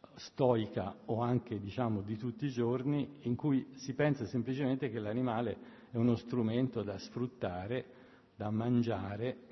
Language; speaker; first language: Italian; native; Italian